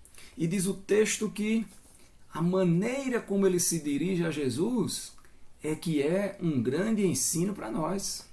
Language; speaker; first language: Portuguese; native; Portuguese